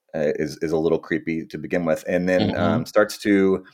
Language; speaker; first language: English; native; English